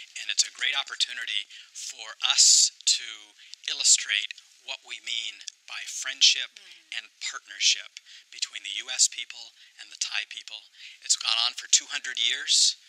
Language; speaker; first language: English; native; English